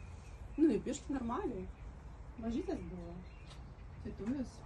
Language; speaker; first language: Lithuanian; non-native, learner; Russian